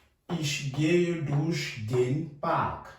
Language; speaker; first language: German; non-native, fluent; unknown